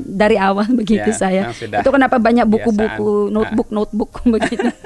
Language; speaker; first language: Indonesian; non-native, fluent; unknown